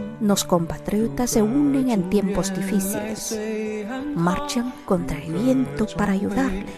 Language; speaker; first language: Spanish; non-native, fluent; Chinese